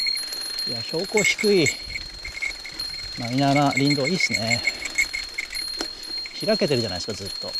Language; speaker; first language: Japanese; native; Japanese